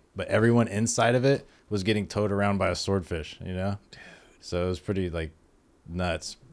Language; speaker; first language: English; native; English